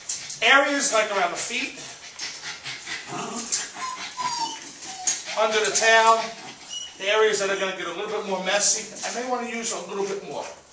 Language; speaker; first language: English; native; English